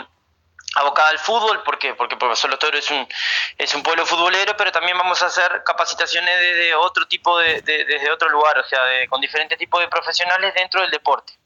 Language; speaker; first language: Spanish; native; Spanish